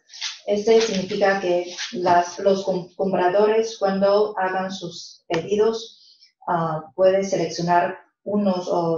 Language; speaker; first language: Spanish; non-native, fluent; Chinese